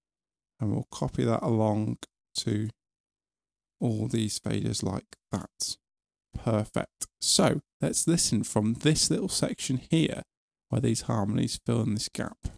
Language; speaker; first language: English; native; English